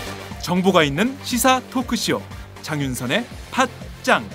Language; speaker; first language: Korean; native; Korean